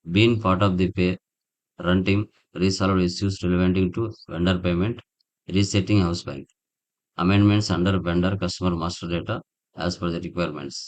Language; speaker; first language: English; non-native, local second language; Telugu